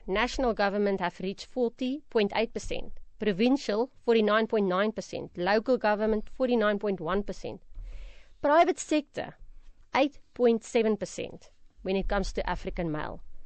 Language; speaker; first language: English; non-native, local second language; Afrikaans